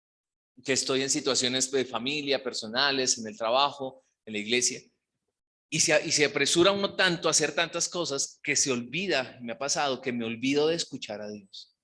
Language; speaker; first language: Spanish; native; Spanish